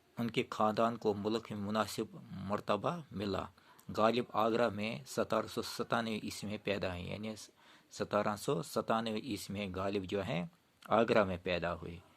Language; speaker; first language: Urdu; non-native, local second language; Kashmiri